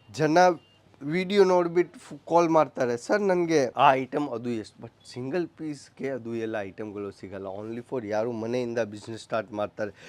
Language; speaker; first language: Kannada; non-native, local second language; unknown